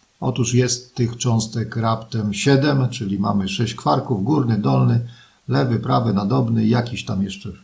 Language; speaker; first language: Polish; native; Polish